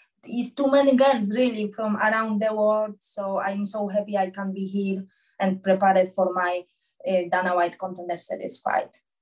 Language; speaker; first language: English; non-native, learner; Polish